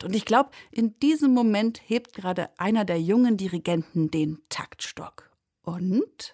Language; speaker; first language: German; native; German